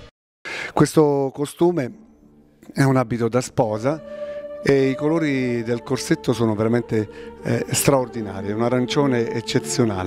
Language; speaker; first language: Italian; native; Italian